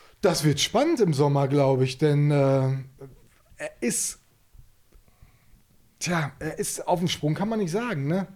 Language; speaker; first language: German; native; German